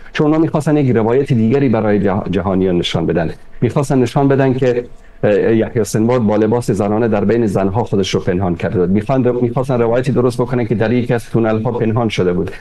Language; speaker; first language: Persian; native; Persian